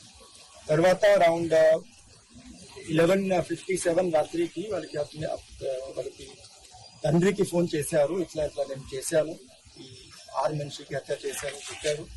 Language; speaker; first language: Telugu; non-native, local second language; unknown